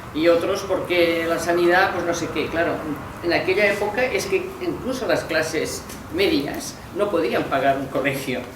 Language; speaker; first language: Spanish; non-native, local second language; Catalan